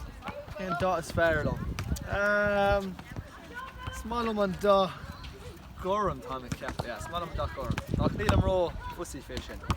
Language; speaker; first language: Irish; non-native, local second language; English